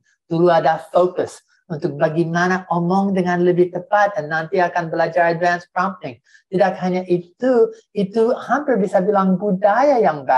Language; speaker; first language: Indonesian; non-native, fluent; English